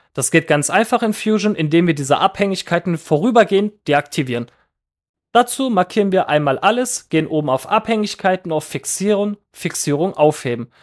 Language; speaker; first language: German; native; German